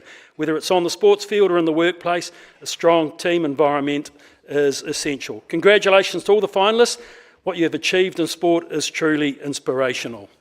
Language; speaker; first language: English; native; English